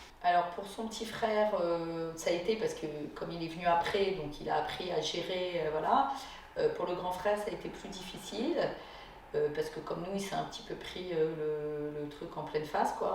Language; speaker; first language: French; native; French